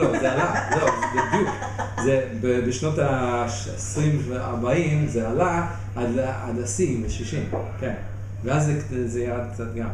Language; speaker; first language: Hebrew; non-native, fluent; English